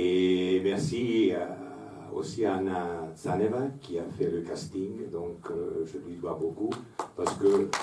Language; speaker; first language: French; non-native, fluent; Italian